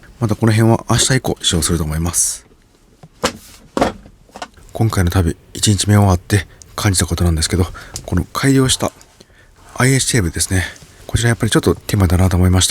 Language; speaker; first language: Japanese; native; Japanese